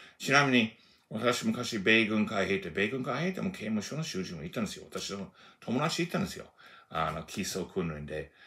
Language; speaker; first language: Japanese; non-native, fluent; English